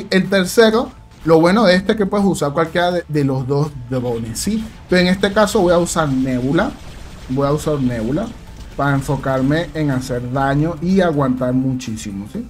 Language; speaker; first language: Spanish; native; Spanish